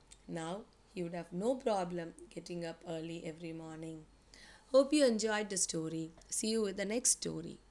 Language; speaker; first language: English; non-native, local second language; Tamil